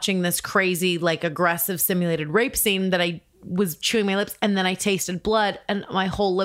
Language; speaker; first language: English; native; English